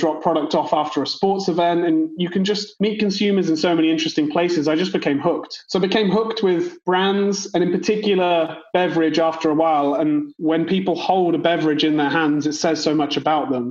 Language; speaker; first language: English; native; English